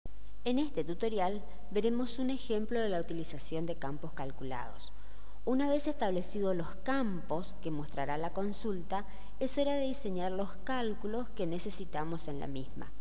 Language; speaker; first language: Spanish; native; Spanish